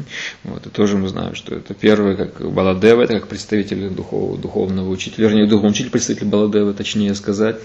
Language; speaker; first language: Russian; native; Russian